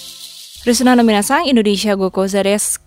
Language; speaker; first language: Japanese; non-native, fluent; Indonesian